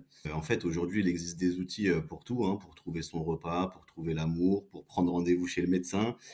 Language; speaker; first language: French; native; French